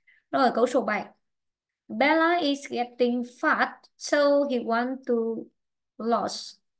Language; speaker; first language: English; non-native, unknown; Vietnamese